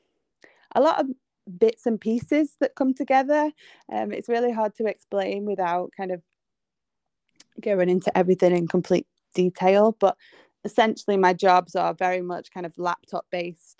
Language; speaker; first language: English; native; English